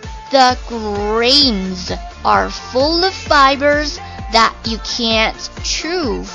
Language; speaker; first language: English; non-native, fluent; Chinese